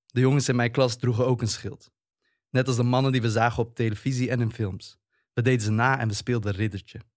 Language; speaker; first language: Dutch; early bilingual, other home language; Turkish